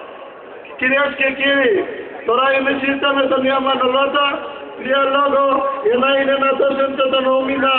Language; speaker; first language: Greek; non-native, learner; Bangla